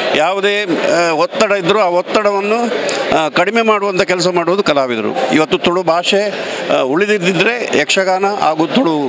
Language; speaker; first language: Kannada; non-native, local second language; Tulu